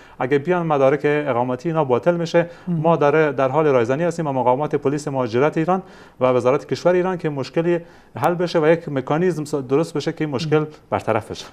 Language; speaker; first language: Persian; native; Persian